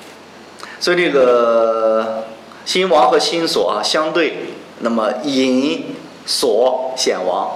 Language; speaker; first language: Chinese; native; Chinese